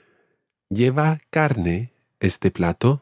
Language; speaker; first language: Spanish; non-native, fluent; English